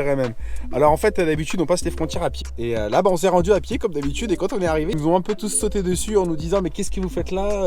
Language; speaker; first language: French; native; French